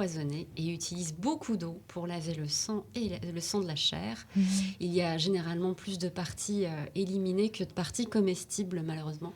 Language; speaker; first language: French; native; French